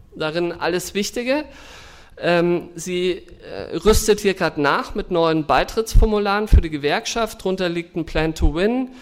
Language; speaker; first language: German; native; German